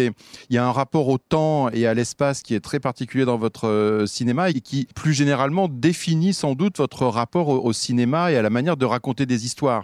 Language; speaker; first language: French; native; French